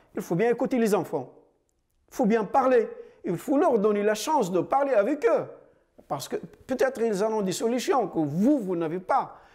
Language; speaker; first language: French; non-native, fluent; Arabic